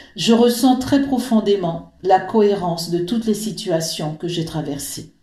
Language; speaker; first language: French; native; French